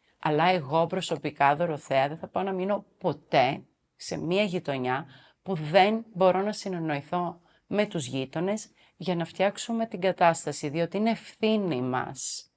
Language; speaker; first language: Greek; early bilingual, heritage; Greek